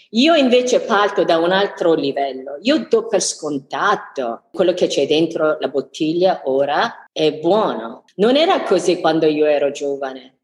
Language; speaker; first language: Italian; non-native, fluent; English